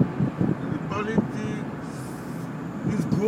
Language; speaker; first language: English; non-native, local second language; Swahili